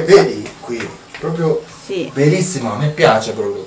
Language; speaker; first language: Italian; non-native, learner; Japanese